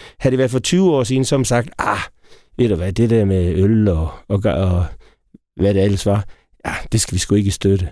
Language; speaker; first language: Danish; native; Danish